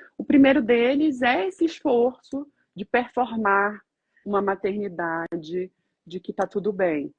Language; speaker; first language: Portuguese; native; Portuguese